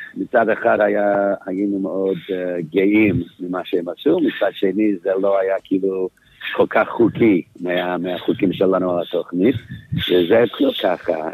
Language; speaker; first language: Hebrew; non-native, fluent; English